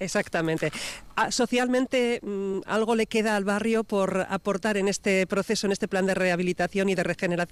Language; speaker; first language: Spanish; native; Spanish